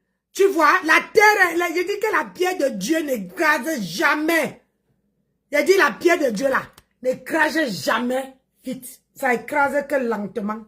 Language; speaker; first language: French; non-native, local second language; Lingala